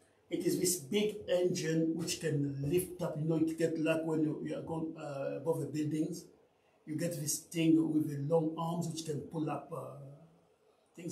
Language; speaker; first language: English; non-native, learner; Luba-Lulua